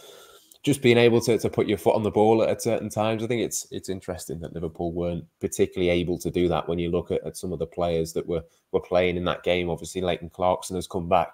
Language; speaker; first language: English; native; English